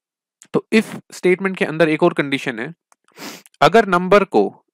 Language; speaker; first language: Hindi; non-native, local second language; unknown